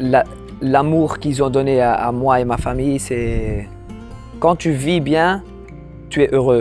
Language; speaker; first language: French; non-native, local second language; Dutch